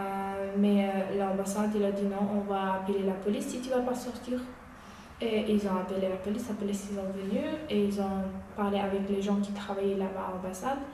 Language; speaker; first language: French; non-native, learner; Uyghur